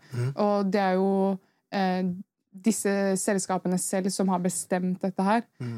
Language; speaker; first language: Norwegian; native; Norwegian